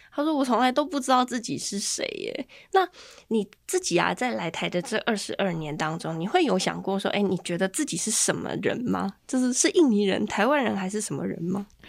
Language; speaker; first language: Chinese; native; Chinese